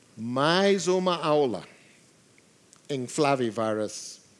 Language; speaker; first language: Portuguese; non-native, learner; English